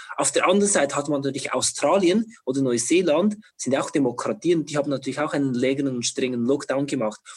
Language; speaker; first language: German; non-native, fluent; Chinese